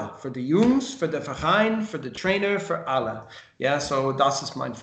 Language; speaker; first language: German; non-native, learner; English